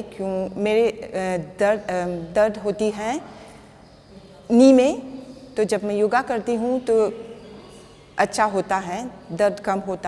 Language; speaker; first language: Hindi; non-native, local second language; Morisyen